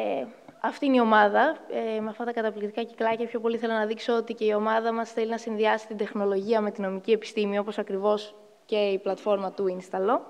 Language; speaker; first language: Greek; native; Greek